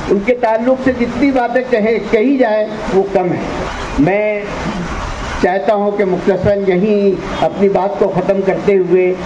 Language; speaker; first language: Hindi; non-native, local second language; Urdu